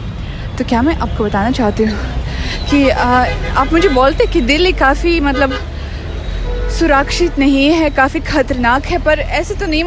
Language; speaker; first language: Hindi; non-native, fluent; Russian